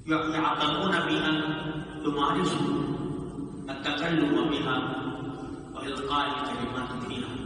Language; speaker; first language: Arabic; non-native, fluent; Urdu